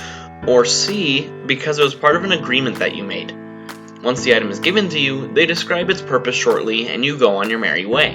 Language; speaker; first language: English; native; English